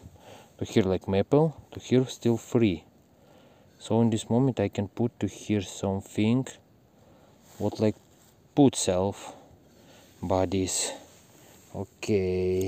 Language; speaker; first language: English; non-native, learner; Russian